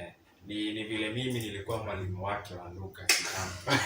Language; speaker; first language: Swahili; non-native, local second language; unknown